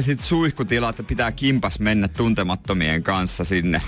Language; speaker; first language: Finnish; native; Finnish